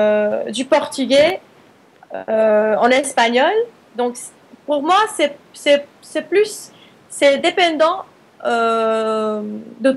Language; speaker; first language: French; non-native, fluent; Spanish